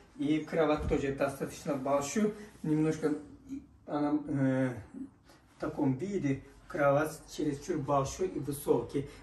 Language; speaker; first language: Russian; non-native, learner; Turkish